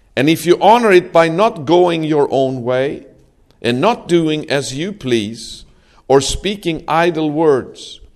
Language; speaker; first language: English; non-native, fluent; Swedish